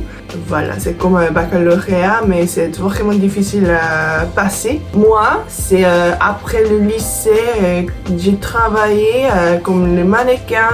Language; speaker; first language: French; non-native, fluent; Korean